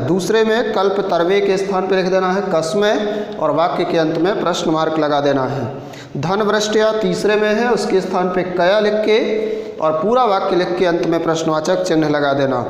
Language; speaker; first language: Hindi; native; Hindi